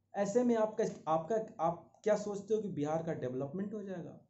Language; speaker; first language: Hindi; native; Hindi